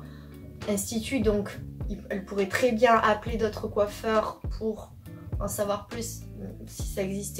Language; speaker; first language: French; native; French